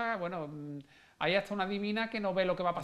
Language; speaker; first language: Spanish; native; Spanish